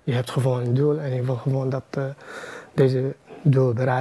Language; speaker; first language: Dutch; non-native, learner; Arabic